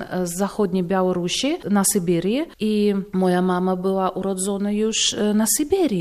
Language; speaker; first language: Polish; non-native, fluent; Russian